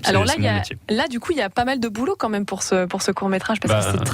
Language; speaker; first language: French; native; French